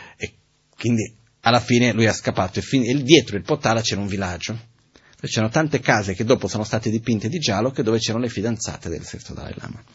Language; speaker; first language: Italian; non-native, fluent; Portuguese